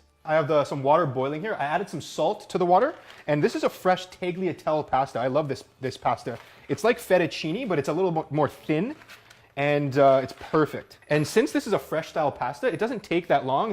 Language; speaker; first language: English; native; English